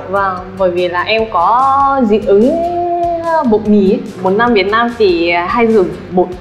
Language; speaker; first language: Vietnamese; non-native, fluent; Japanese